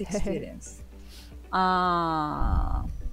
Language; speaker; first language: English; non-native, learner; Japanese